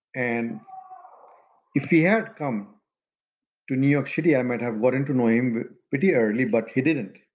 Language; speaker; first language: English; non-native, local second language; Maithili